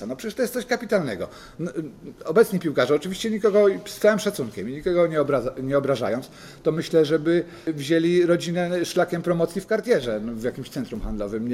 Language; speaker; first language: Polish; native; Polish